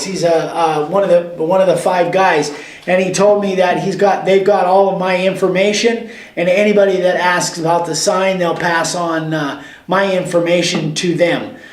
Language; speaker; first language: English; native; English